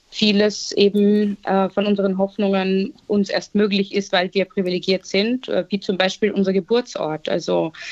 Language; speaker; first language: German; native; German